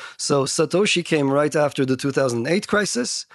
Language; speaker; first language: English; non-native, fluent; Turkish